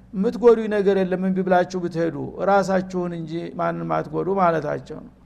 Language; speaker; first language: Amharic; native; Amharic